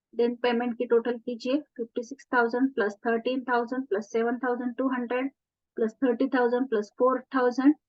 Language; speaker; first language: Hindi; non-native, local second language; Marathi